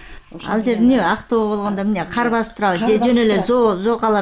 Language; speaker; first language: Kyrgyz; native; Kyrgyz